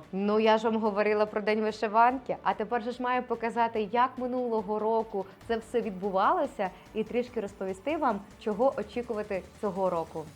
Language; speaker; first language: Ukrainian; native; Ukrainian